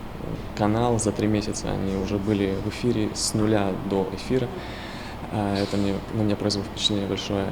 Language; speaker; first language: Russian; native; Russian